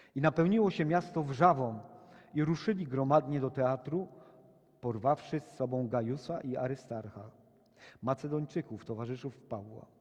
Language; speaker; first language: Polish; native; Polish